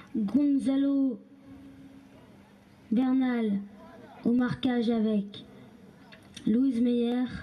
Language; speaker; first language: French; native; French